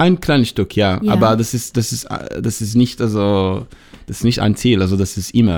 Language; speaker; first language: German; non-native, learner; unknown